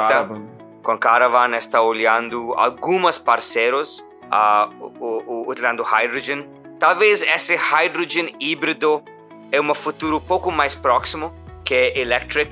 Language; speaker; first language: Portuguese; non-native, learner; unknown